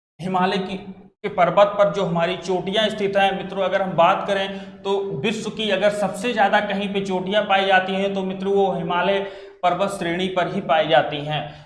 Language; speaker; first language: Hindi; native; Hindi